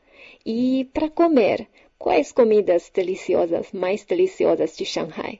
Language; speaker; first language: Portuguese; non-native, fluent; Chinese